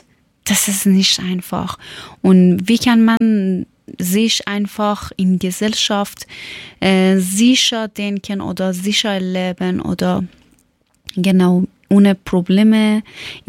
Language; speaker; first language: German; non-native, learner; Persian